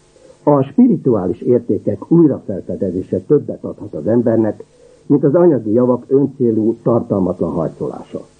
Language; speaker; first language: Hungarian; native; Hungarian